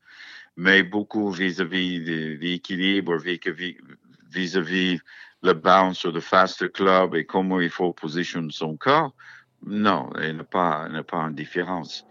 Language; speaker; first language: French; non-native, fluent; English